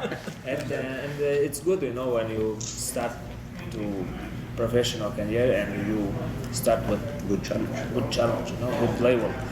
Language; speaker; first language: English; non-native, learner; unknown